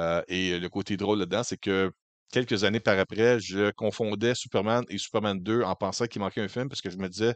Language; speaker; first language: French; native; French